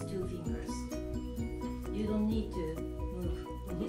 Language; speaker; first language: English; non-native, learner; Japanese